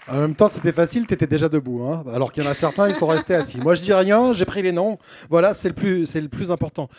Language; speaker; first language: French; native; French